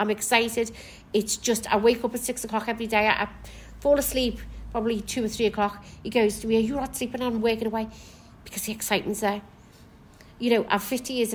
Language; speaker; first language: English; native; English